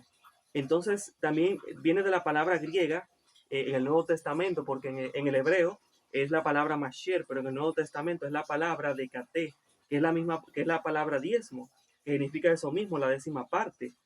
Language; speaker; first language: Spanish; native; Spanish